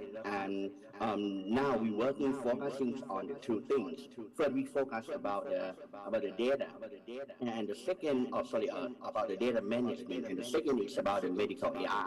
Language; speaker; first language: English; non-native, learner; Thai